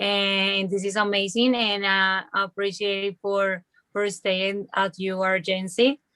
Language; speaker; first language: English; non-native, learner; Spanish